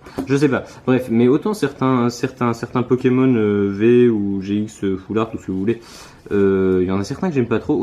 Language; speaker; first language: French; native; French